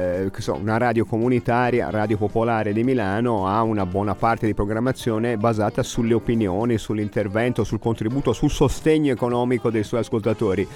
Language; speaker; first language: Italian; native; Italian